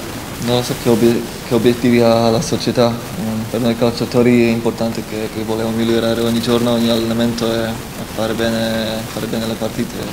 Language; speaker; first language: Italian; non-native, fluent; Slovak